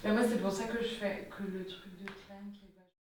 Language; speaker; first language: French; native; French